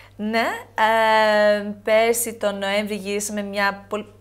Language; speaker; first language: Greek; early bilingual, heritage; Greek